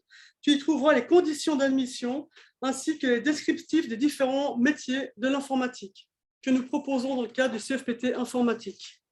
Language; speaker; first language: French; native; French